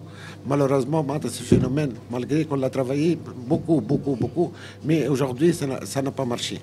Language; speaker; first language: French; non-native, local second language; Arabic